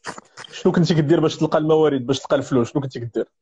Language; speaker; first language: Arabic; native; Arabic